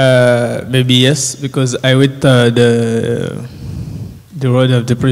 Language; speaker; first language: English; non-native, learner; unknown